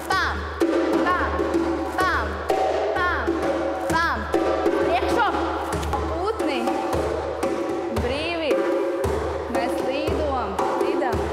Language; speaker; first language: Latvian; non-native, local second language; Russian